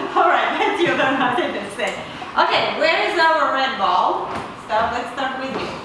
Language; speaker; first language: English; non-native, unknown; Latvian